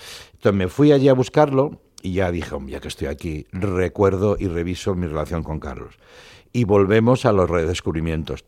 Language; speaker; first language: Spanish; non-native, local second language; Catalan